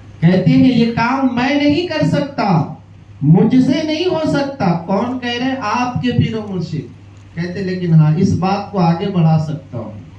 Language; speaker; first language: Urdu; native; Urdu